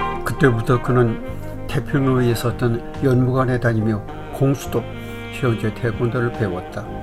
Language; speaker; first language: Korean; native; Korean